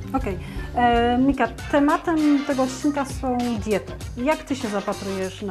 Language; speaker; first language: Polish; native; Polish